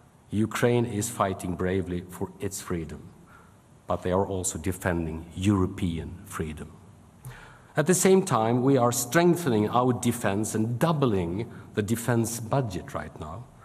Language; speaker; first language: English; non-native, fluent; Swedish